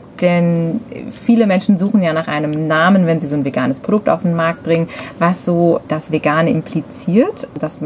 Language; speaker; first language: German; native; German